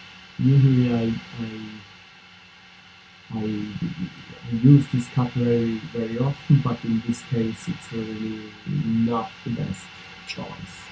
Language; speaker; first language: English; non-native, fluent; Italian